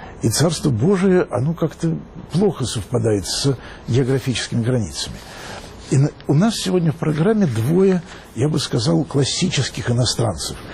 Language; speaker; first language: Russian; native; Russian